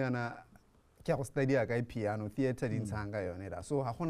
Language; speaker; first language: English; non-native, local second language; Tswana